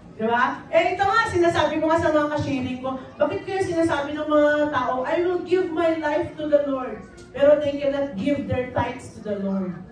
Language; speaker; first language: Filipino; native; Filipino